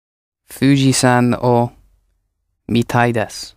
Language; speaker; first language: Japanese; non-native, learner; English